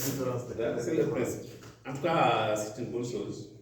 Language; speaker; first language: French; non-native, local second language; Fula